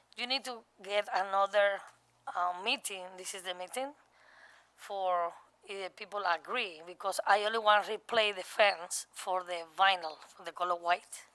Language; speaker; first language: English; non-native, learner; Spanish